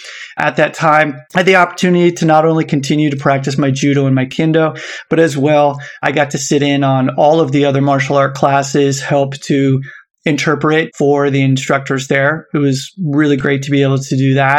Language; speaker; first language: English; native; English